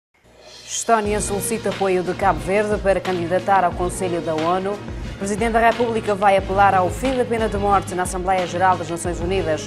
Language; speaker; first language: Portuguese; non-native, local second language; Kabuverdianu